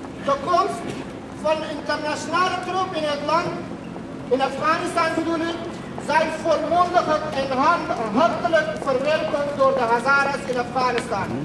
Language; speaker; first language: Dutch; non-native, fluent; Persian